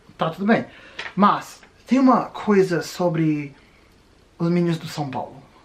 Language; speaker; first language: Portuguese; non-native, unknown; English